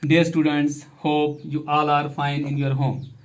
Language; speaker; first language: English; non-native, local second language; Kashmiri